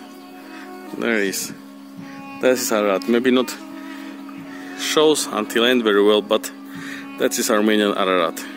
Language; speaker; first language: English; non-native, learner; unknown